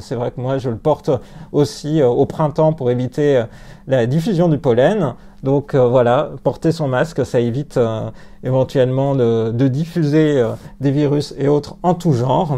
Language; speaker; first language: French; native; French